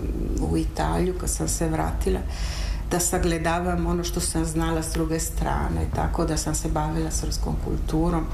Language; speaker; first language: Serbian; non-native, fluent; Italian